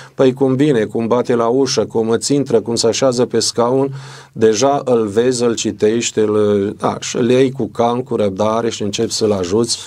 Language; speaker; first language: Romanian; native; Romanian